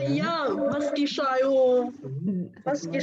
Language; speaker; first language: Russian; non-native, learner; Vietnamese